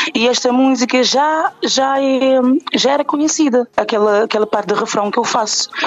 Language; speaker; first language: Portuguese; non-native, local second language; Kabuverdianu